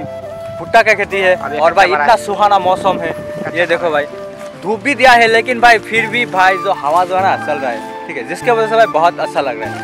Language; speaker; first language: Hindi; non-native, local second language; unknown